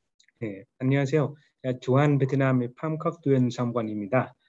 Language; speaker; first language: Korean; non-native, learner; Vietnamese